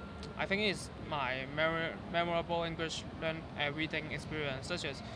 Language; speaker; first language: English; non-native, learner; Cantonese